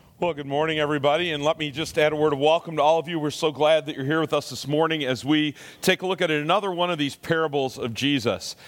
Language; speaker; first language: English; native; English